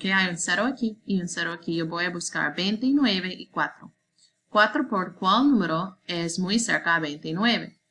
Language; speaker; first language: Spanish; non-native, learner; English